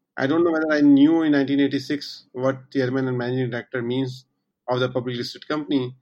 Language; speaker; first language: English; non-native, local second language; Hindi